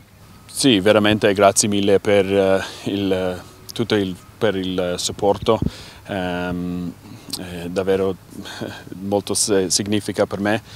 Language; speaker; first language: Italian; non-native, learner; English